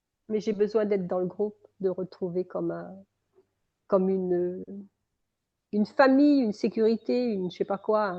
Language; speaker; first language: French; native; French